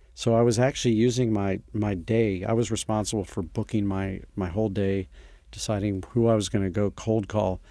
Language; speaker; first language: English; native; English